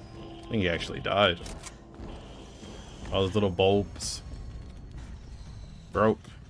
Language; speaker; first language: English; native; English